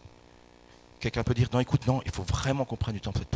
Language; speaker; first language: French; native; French